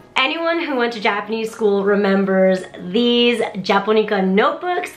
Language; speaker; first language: English; native; English